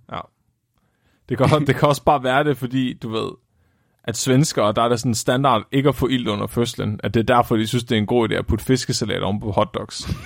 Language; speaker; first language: Danish; native; Danish